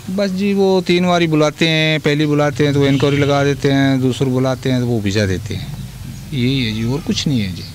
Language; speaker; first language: Hindi; native; Hindi